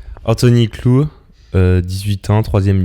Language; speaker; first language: French; native; French